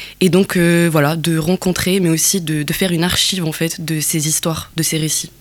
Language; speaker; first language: French; non-native, local second language; Kabyle